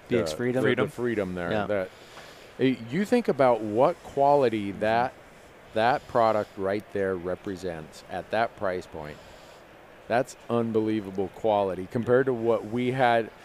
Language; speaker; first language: English; native; English